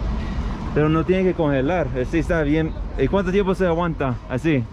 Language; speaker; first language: Spanish; non-native, learner; English